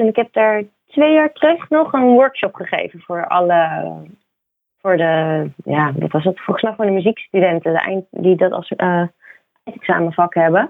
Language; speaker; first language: Dutch; native; Dutch